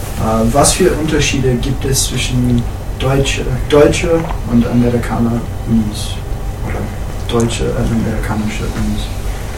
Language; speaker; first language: German; non-native, learner; English